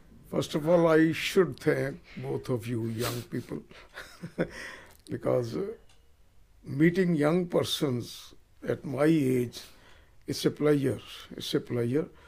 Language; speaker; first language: English; non-native, local second language; Punjabi